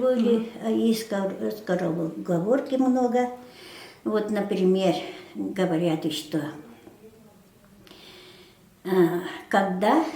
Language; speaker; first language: Russian; non-native, local second language; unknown